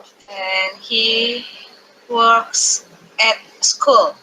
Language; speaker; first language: English; non-native, learner; Indonesian